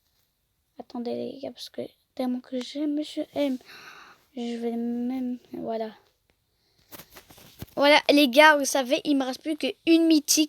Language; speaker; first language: French; native; French